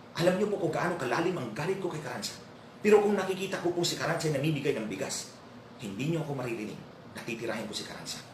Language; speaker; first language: Filipino; non-native, local second language; Cebuano